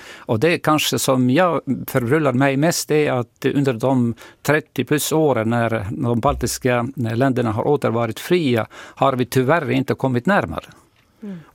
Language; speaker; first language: Swedish; non-native, fluent; Estonian